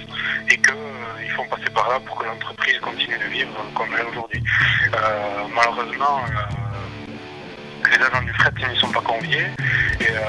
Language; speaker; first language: French; native; French